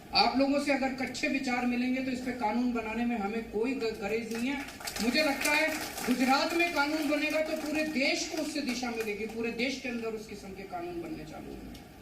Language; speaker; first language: Hindi; native; Hindi